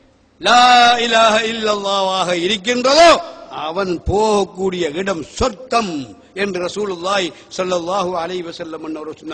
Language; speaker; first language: Tamil; native; Tamil